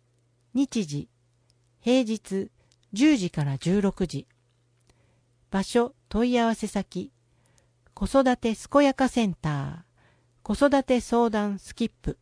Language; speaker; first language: Japanese; native; Japanese